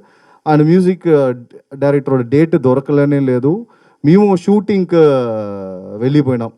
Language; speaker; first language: Telugu; non-native, learner; Tamil